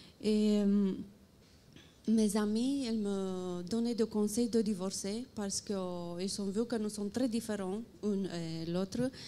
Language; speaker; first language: French; non-native, fluent; Romanian